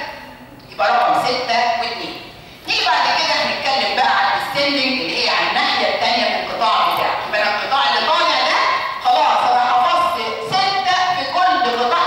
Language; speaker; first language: Arabic; native; Arabic